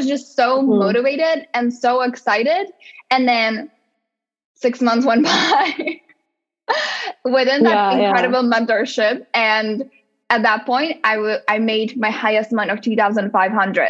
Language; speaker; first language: English; non-native, fluent; Czech